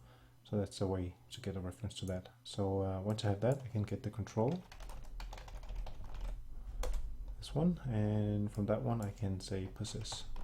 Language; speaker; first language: English; non-native, fluent; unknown